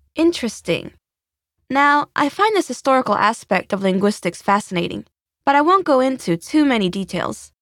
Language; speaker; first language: English; non-native, fluent; Swedish